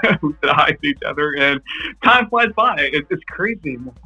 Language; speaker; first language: English; non-native, fluent; Japanese